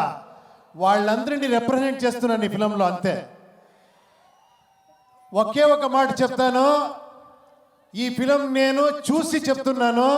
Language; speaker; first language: Telugu; non-native, fluent; Kannada